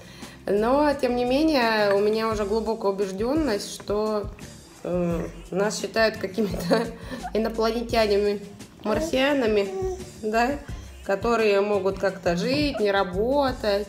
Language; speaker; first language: Russian; native; Russian